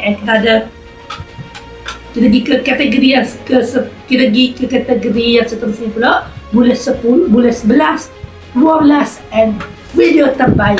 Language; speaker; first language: Malay; native; Malay